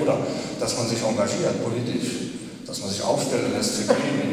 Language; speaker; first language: German; native; German